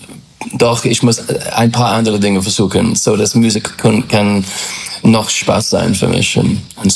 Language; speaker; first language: German; non-native, learner; English